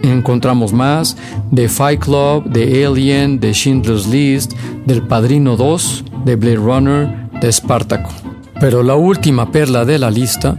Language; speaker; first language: Spanish; native; Spanish